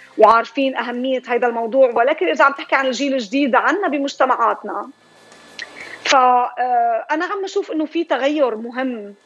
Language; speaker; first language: Arabic; native; Arabic